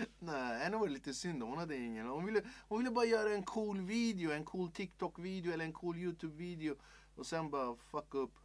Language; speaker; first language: Swedish; early bilingual, other home language; Kurdish